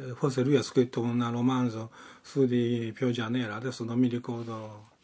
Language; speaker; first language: Italian; non-native, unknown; Japanese